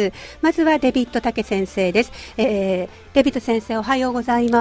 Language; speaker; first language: Japanese; native; Japanese